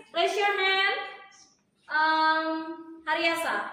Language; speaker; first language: English; non-native, fluent; Indonesian